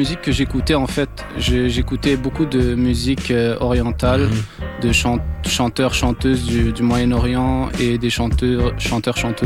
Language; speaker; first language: French; non-native, local second language; Arabic